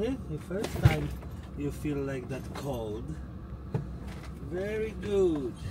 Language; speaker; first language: English; non-native, learner; Polish